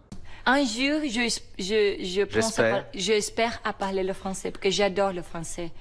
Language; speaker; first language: French; non-native, learner; Portuguese